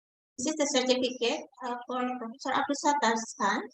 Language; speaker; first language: English; non-native, fluent; Indonesian